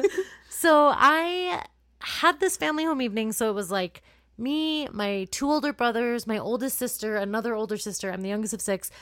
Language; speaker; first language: English; native; English